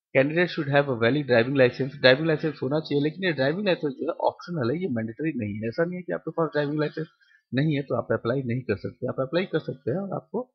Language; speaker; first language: Hindi; non-native, local second language; Bangla